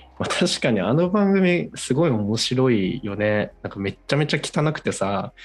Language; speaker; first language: Japanese; native; Japanese